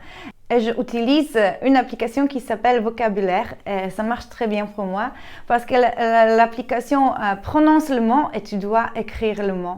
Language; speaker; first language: French; non-native, fluent; Polish